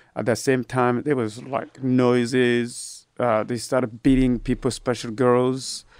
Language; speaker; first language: English; non-native, fluent; Rundi